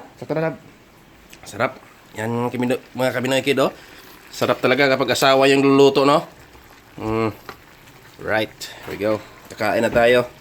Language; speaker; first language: Filipino; native; Filipino